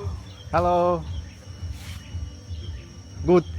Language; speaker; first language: English; non-native, learner; Indonesian